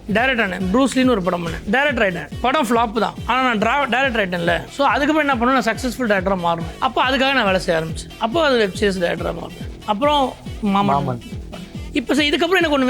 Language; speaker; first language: Tamil; native; Tamil